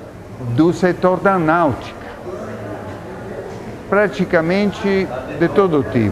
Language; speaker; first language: Portuguese; non-native, fluent; Italian